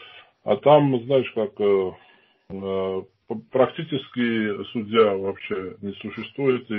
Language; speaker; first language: Russian; non-native, fluent; Georgian